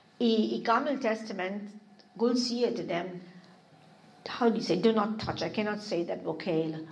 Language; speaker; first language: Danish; non-native, fluent; English